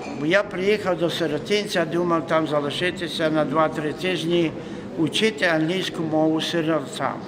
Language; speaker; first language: Ukrainian; early bilingual, heritage; Ukrainian